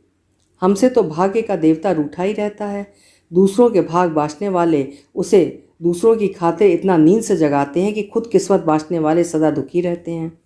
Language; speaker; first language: Hindi; native; Hindi